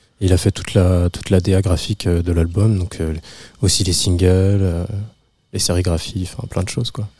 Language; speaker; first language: French; native; French